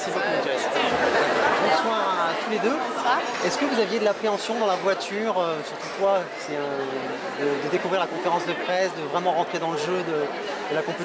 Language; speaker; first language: French; native; French